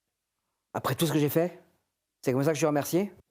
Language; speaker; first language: French; native; French